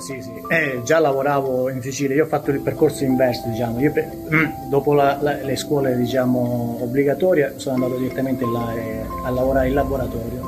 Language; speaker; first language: Italian; native; Italian